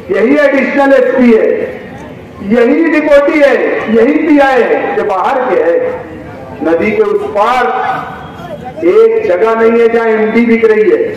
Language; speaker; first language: Urdu; native; Urdu